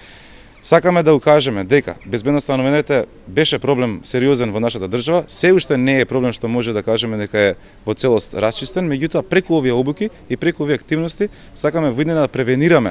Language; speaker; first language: Macedonian; native; Macedonian